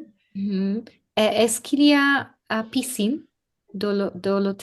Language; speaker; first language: French; non-native, learner; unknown